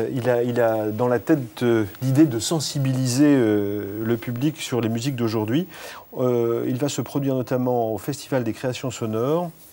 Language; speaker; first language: French; native; French